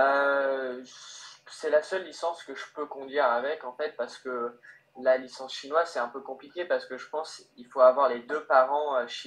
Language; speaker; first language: French; early bilingual, heritage; French